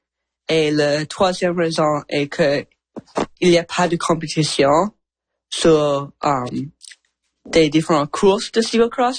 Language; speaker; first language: French; non-native, learner; English